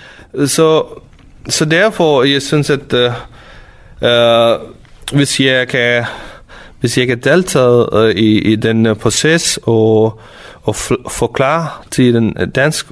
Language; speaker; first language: Danish; non-native, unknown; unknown